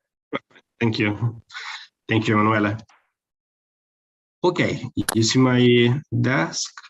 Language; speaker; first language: English; non-native, fluent; Italian